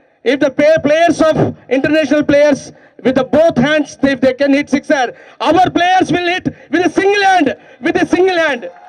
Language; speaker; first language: English; non-native, local second language; Telugu